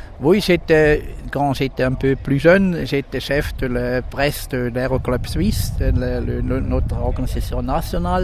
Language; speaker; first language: French; non-native, local second language; German